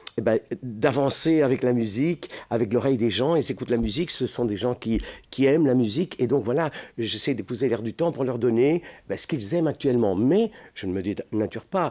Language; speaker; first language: French; early bilingual, other home language; Italian